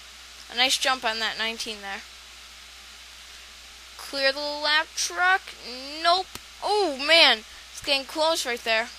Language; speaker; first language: English; native; English